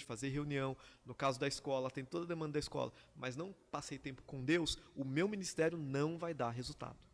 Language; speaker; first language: Portuguese; native; Portuguese